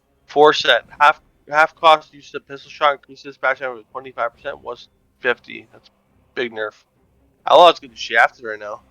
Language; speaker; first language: English; native; English